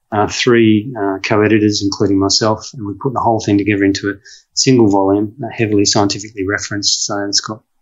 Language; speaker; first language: English; native; English